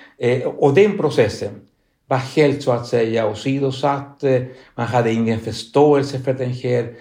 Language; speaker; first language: Swedish; non-native, fluent; Spanish